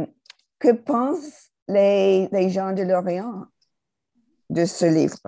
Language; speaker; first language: French; non-native, fluent; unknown